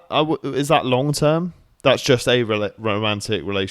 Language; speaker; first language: English; native; English